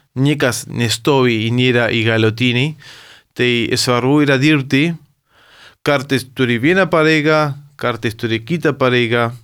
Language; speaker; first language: Lithuanian; early bilingual, heritage; Lithuanian